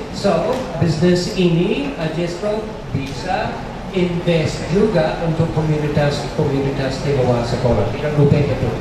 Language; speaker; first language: Indonesian; non-native, learner; English